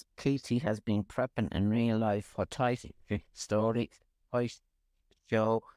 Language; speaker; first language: English; native; English